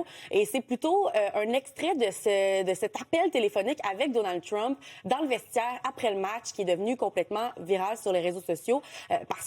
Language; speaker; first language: French; native; French